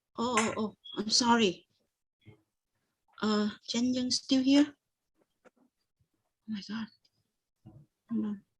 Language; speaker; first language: English; non-native, fluent; Vietnamese